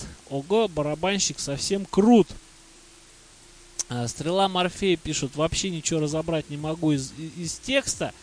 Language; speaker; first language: Russian; native; Russian